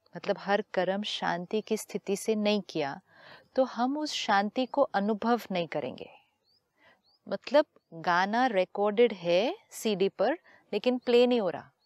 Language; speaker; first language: Hindi; native; Hindi